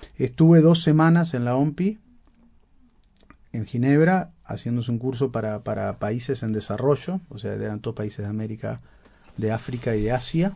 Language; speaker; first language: Spanish; native; Spanish